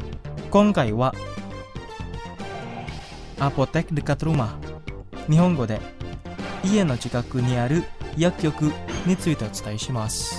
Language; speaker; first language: Japanese; non-native, fluent; Indonesian